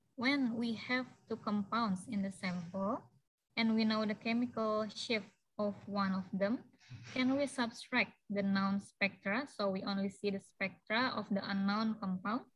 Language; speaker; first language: English; non-native, fluent; Indonesian